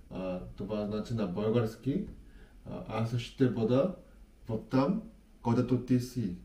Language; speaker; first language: Bulgarian; non-native, learner; Korean